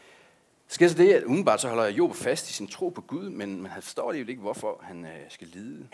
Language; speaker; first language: Danish; native; Danish